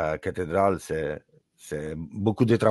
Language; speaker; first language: French; non-native, learner; Italian